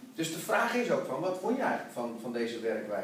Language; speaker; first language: Dutch; native; Dutch